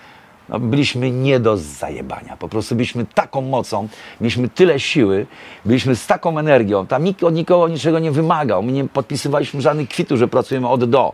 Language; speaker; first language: Polish; native; Polish